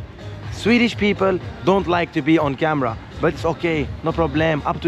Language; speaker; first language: English; non-native, fluent; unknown